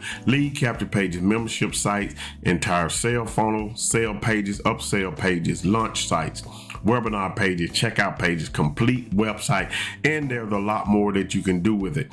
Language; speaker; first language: English; native; English